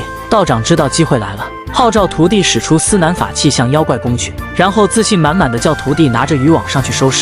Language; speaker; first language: Chinese; native; Chinese